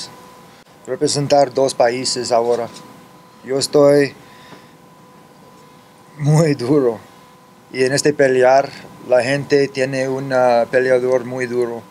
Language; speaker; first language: Spanish; early bilingual, heritage; English